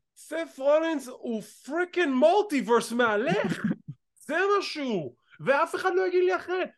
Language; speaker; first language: Hebrew; native; Hebrew